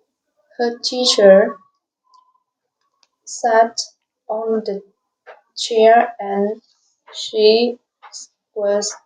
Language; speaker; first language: English; non-native, learner; Vietnamese